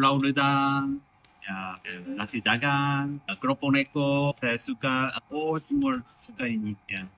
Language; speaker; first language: Indonesian; non-native, learner; Korean